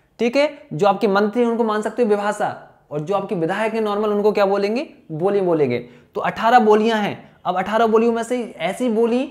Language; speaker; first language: Hindi; native; Hindi